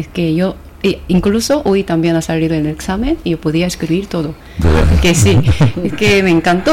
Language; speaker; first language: Spanish; non-native, fluent; Korean